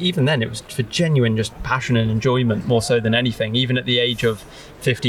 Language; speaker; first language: English; native; English